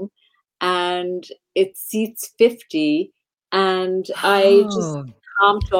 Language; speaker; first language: English; native; English